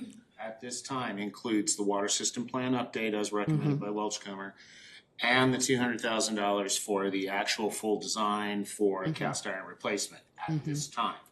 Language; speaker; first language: English; native; English